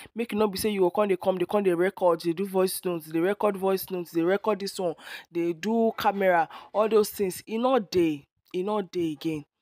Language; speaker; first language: Nigerian Pidgin; non-native, local second language; Yoruba